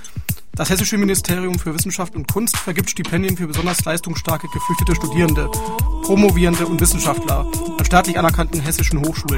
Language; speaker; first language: German; native; German